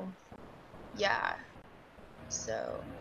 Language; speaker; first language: English; native; English